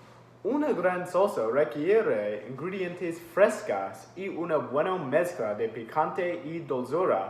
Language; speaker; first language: Spanish; non-native, learner; English